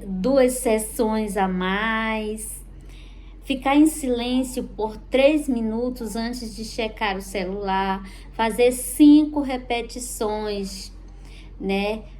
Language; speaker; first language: Portuguese; native; Portuguese